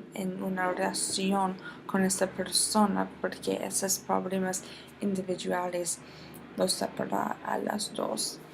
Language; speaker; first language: Spanish; non-native, fluent; English